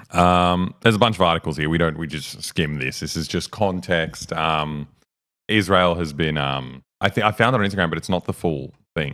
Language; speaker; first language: English; native; English